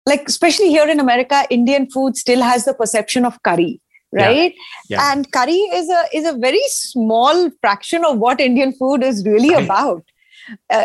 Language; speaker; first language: English; non-native, local second language; Hindi